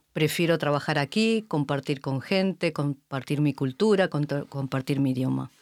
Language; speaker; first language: Spanish; native; Spanish